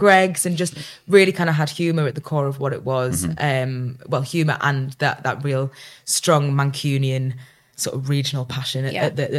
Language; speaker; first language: English; native; English